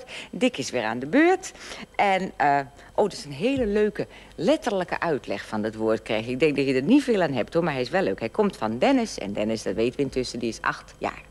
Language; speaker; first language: Dutch; native; Dutch